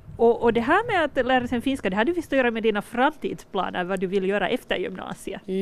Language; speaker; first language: Swedish; native; Swedish